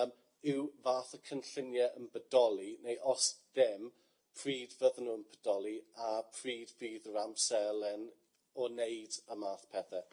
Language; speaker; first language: Welsh; non-native, fluent; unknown